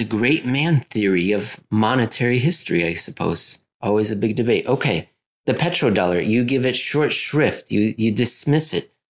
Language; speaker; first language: English; native; English